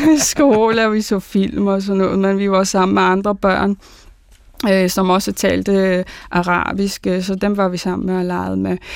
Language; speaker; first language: Danish; early bilingual, other home language; Arabic